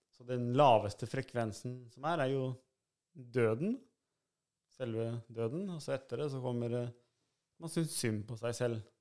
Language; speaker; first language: Norwegian; early bilingual, other home language; Albanian